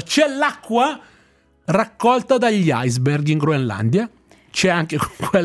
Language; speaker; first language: Italian; native; Italian